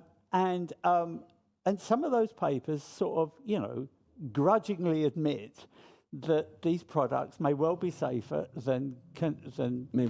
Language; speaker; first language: English; native; English